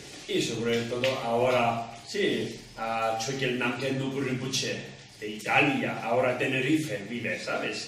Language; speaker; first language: Spanish; non-native, learner; Tibetan